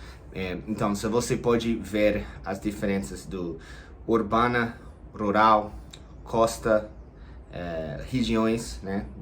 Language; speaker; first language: Portuguese; non-native, fluent; English